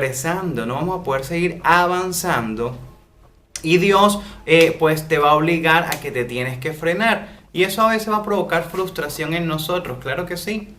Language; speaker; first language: Spanish; native; Spanish